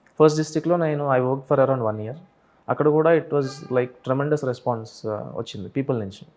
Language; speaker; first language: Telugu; native; Telugu